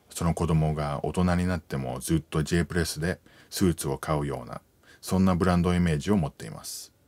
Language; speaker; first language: Japanese; non-native, fluent; English